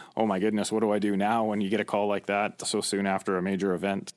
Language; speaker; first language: English; native; English